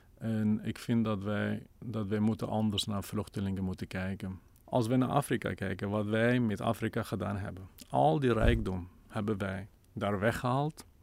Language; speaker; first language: Dutch; non-native, fluent; Kurdish